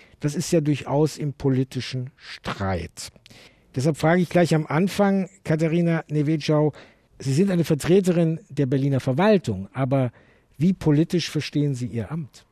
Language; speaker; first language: German; native; German